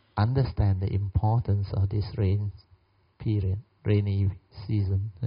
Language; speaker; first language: English; non-native, local second language; Min Nan Chinese